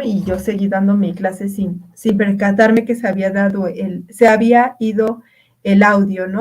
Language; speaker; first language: Spanish; native; Spanish